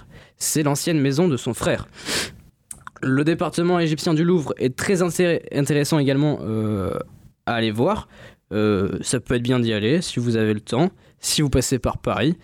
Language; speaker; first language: French; native; French